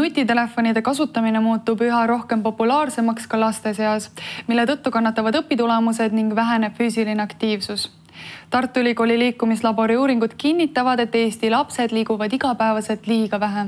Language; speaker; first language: Estonian; native; Estonian